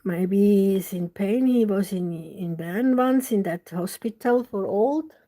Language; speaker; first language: English; non-native, learner; German